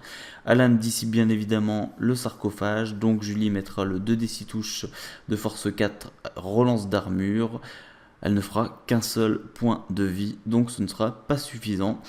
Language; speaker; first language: French; native; French